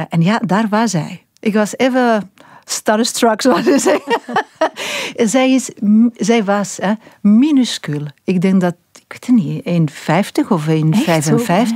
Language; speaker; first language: Dutch; non-native, fluent; Spanish